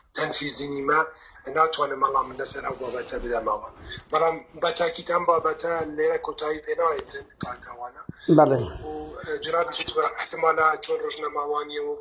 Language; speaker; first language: Central Kurdish; non-native, local second language; Kurdish